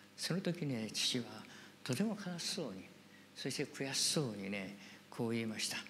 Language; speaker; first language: Japanese; native; Japanese